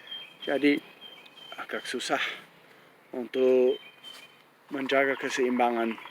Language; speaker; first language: Indonesian; non-native, fluent; English